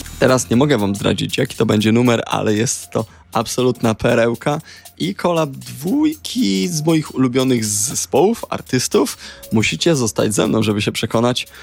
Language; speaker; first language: Polish; native; Polish